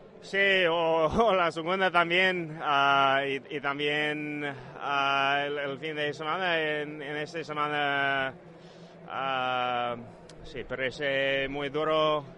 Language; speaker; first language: Spanish; non-native, learner; English